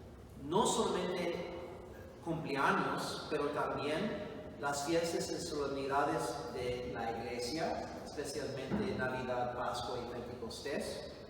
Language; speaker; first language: Spanish; non-native, fluent; English